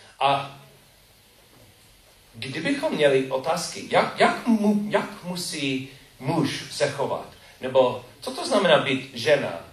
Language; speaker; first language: Czech; non-native, learner; English